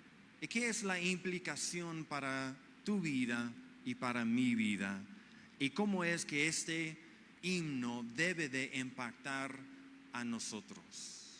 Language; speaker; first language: Spanish; non-native, fluent; English